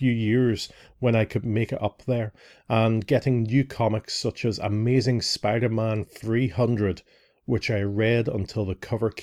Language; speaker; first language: English; native; English